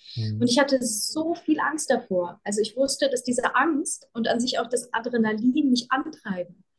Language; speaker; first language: German; early bilingual, other home language; Russian